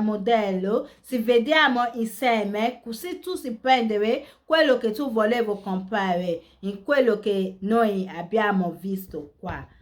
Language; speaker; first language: Italian; non-native, learner; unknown